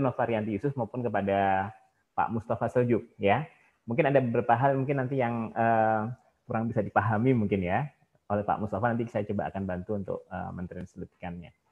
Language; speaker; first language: Indonesian; native; Indonesian